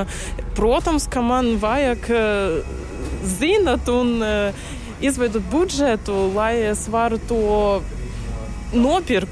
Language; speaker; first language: Latvian; non-native, learner; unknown